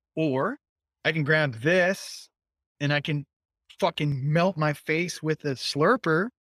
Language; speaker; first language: English; native; English